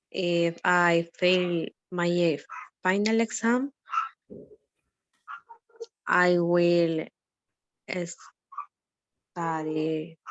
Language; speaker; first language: English; non-native, learner; Spanish